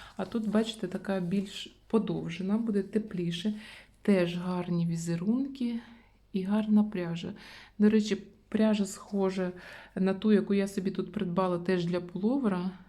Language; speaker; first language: Ukrainian; non-native, local second language; Russian